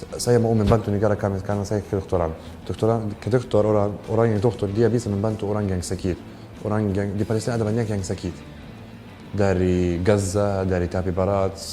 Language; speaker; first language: Indonesian; non-native, learner; Arabic